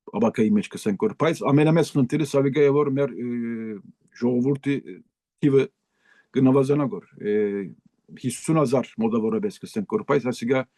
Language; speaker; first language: Armenian; native; Armenian